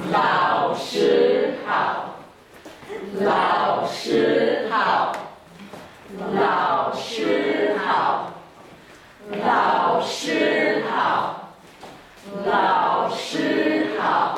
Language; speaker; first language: Chinese; non-native, learner; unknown